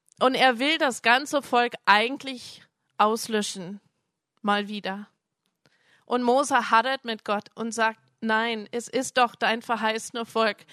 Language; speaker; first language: German; non-native, fluent; English